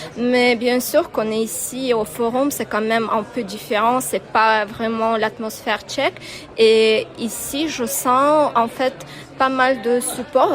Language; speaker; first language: French; non-native, fluent; Ukrainian